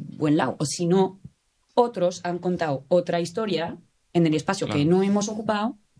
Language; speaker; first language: Spanish; non-native, fluent; French